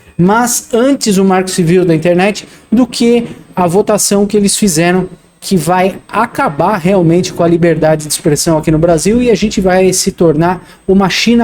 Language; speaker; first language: Portuguese; native; Portuguese